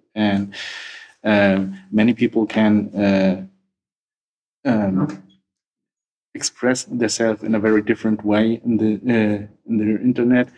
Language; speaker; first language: English; non-native, fluent; German